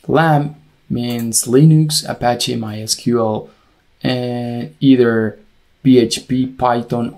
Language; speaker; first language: English; non-native, fluent; Spanish